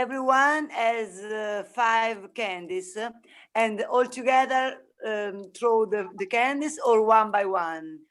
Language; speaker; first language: English; non-native, learner; Italian